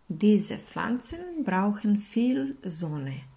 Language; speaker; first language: German; non-native, fluent; Serbian